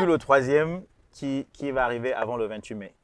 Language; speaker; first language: French; non-native, local second language; Rundi